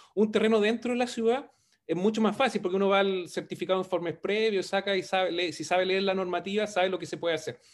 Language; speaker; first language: Spanish; native; Spanish